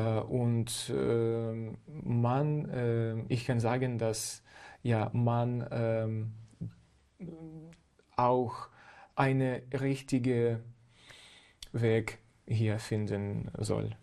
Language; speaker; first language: German; non-native, fluent; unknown